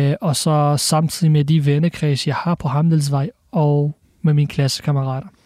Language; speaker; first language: Danish; early bilingual, other home language; Arabic